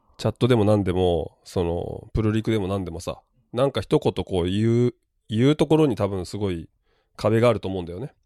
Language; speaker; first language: Japanese; native; Japanese